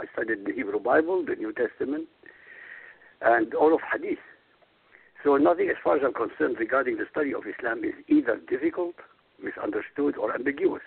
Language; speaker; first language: English; non-native, fluent; Arabic